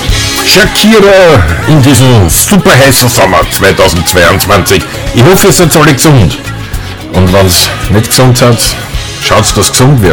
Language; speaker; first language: German; native; German